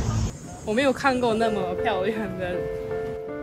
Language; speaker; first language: Chinese; non-native, learner; Japanese